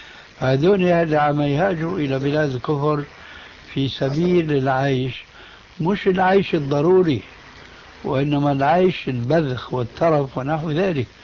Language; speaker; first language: Arabic; early bilingual, other home language; Albanian